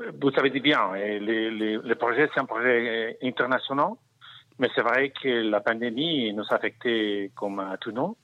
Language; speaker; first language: French; non-native, learner; Spanish